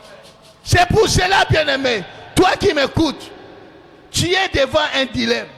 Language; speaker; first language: French; non-native, local second language; Lingala